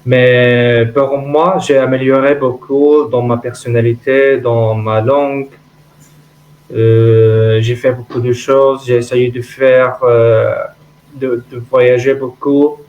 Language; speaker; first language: French; non-native, learner; Arabic